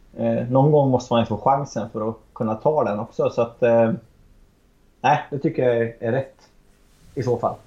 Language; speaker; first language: Swedish; native; Swedish